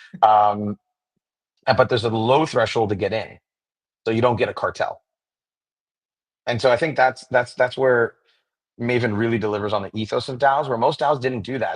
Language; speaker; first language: English; native; English